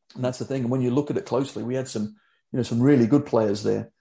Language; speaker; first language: English; native; English